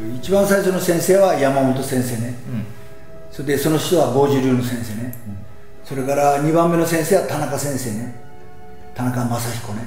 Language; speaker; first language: Japanese; native; Japanese